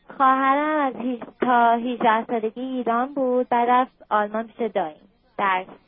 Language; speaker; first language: Persian; native; Persian